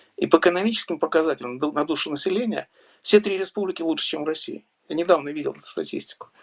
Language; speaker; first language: Russian; native; Russian